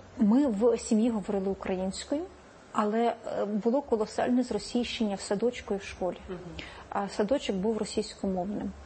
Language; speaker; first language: Ukrainian; native; Ukrainian